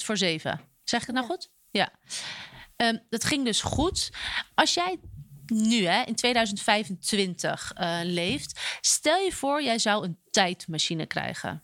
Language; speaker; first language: Dutch; native; Dutch